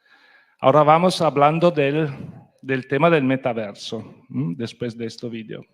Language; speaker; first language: Spanish; non-native, fluent; Italian